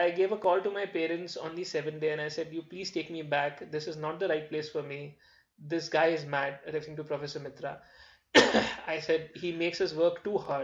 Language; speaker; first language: English; non-native, local second language; Hindi